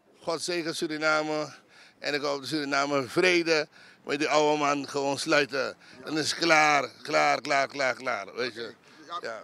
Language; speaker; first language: Dutch; non-native, local second language; Papiamento